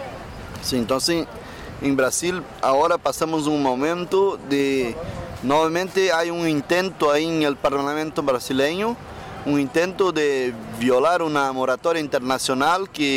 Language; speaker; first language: Spanish; non-native, learner; Portuguese